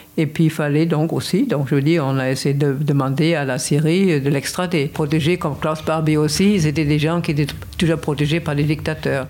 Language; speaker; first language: French; non-native, fluent; German